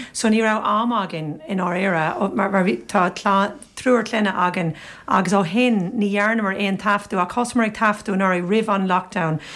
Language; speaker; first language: Irish; non-native, local second language; English